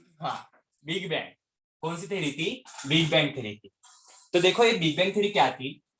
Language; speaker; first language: Hindi; non-native, local second language; Marathi